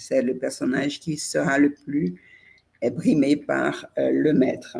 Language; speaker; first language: French; non-native, fluent; Portuguese